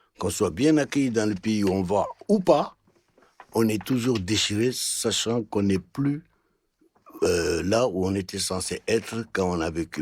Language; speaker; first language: French; non-native, local second language; Wolof